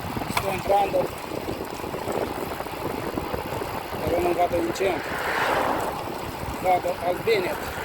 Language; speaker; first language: Italian; non-native, fluent; Romanian